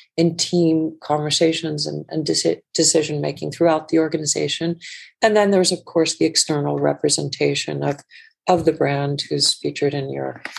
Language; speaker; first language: English; non-native, fluent; Icelandic